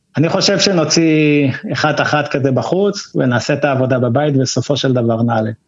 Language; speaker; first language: Hebrew; native; Hebrew